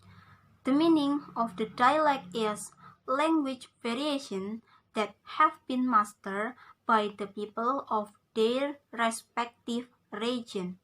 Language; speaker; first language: English; non-native, learner; Indonesian